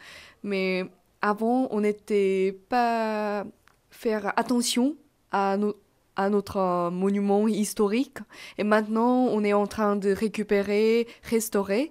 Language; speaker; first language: French; non-native, fluent; Korean